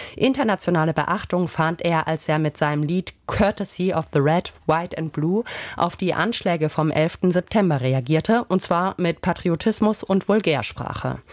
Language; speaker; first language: German; native; German